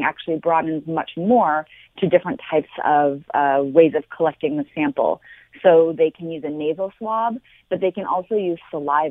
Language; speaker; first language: English; native; English